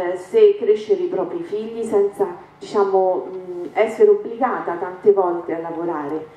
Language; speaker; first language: Italian; native; Italian